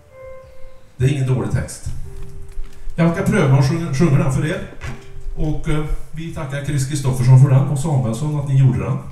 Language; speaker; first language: Swedish; native; Swedish